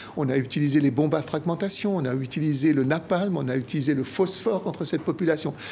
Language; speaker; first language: French; native; French